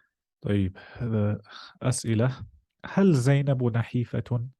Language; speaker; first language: Arabic; non-native, fluent; English